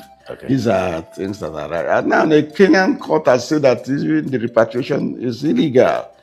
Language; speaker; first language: English; non-native, local second language; Igbo